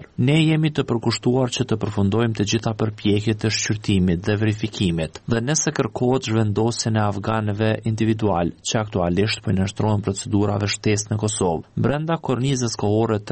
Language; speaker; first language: Albanian; native; Albanian